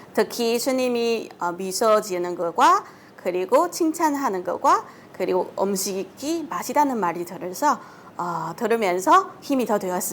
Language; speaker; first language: Korean; non-native, learner; Chinese